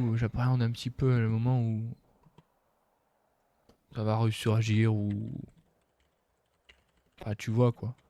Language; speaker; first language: French; native; French